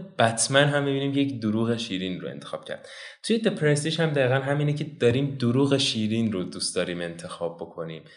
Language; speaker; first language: Persian; non-native, local second language; Azerbaijani